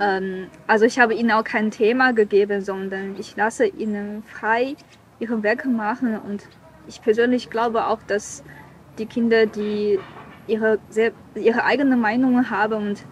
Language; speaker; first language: German; non-native, learner; Chinese